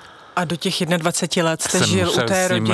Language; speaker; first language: Czech; native; Czech